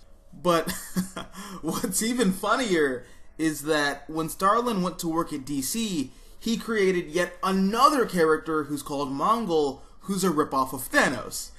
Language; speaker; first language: English; native; English